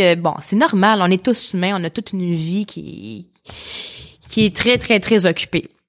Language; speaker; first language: French; native; French